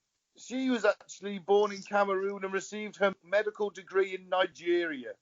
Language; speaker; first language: English; native; English